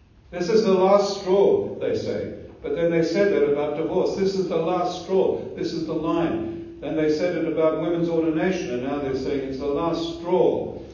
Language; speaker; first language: English; early bilingual, other home language; German